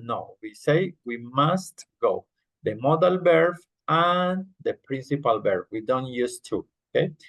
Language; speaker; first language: English; non-native, fluent; Spanish